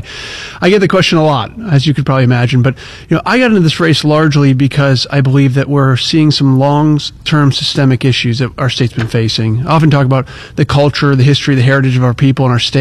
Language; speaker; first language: English; native; English